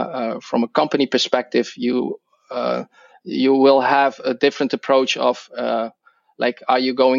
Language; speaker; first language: English; non-native, fluent; Dutch